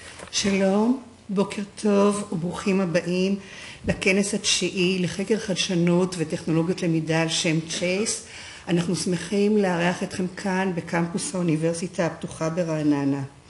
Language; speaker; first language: Hebrew; native; Hebrew